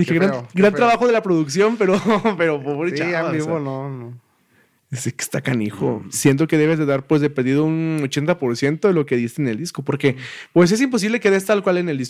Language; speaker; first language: Spanish; native; Spanish